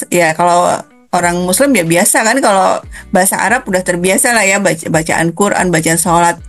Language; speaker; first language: Indonesian; native; Indonesian